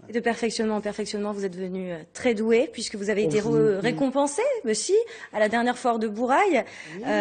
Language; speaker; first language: French; native; French